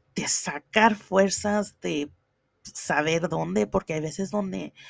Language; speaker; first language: English; native; English